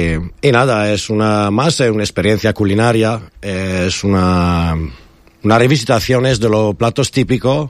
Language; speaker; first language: Spanish; non-native, fluent; Italian